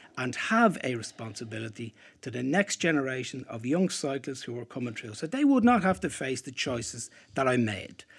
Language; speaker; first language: English; native; English